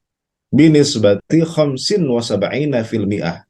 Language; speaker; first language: Arabic; non-native, fluent; Indonesian